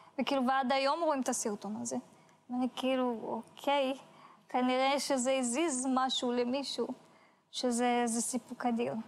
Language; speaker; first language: Hebrew; early bilingual, other home language; Russian